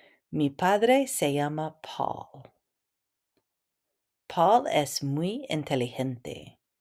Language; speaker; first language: Spanish; non-native, fluent; English